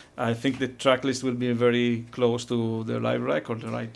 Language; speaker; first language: English; non-native, fluent; Italian